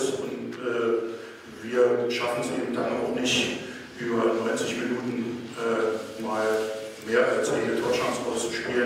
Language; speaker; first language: German; native; German